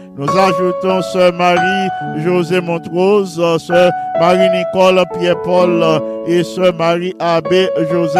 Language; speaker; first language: French; non-native, local second language; Haitian Creole